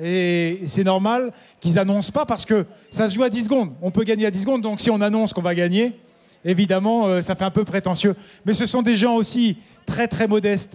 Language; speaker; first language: French; native; French